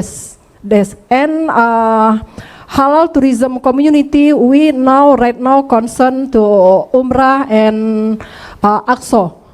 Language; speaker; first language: English; non-native, learner; Indonesian